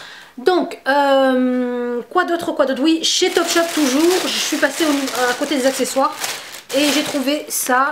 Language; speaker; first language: French; native; French